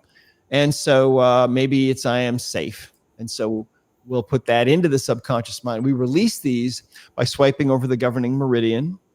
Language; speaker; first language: English; native; English